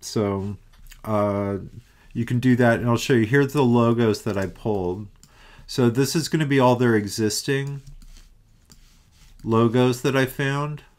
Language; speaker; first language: English; native; English